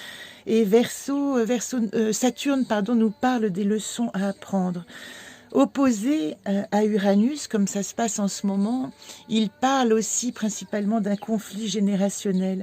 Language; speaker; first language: French; native; French